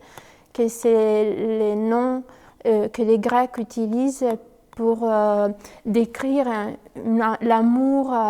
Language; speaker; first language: French; non-native, fluent; Italian